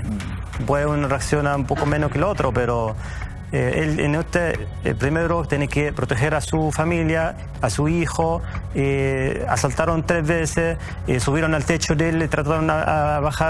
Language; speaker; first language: Spanish; native; Spanish